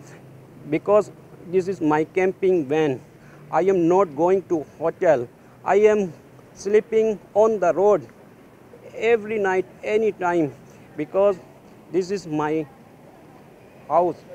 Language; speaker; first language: English; non-native, learner; Korean